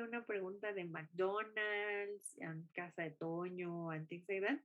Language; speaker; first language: Spanish; non-native, fluent; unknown